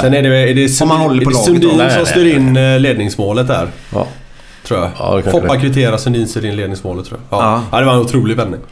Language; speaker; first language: Swedish; native; Swedish